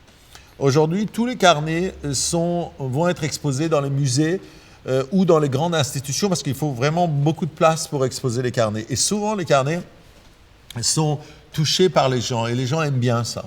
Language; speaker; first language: French; non-native, fluent; Persian